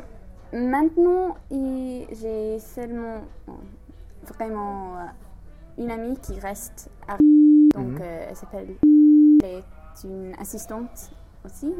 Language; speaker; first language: French; non-native, learner; English